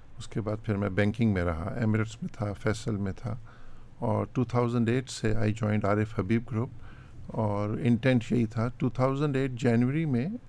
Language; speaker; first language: Urdu; native; Urdu